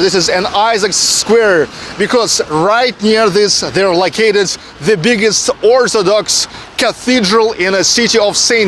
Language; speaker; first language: English; non-native, fluent; Russian